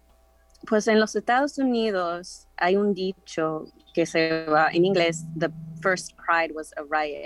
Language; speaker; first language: Spanish; early bilingual, heritage; Spanish